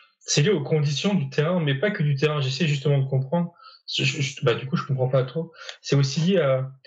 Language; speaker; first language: French; native; French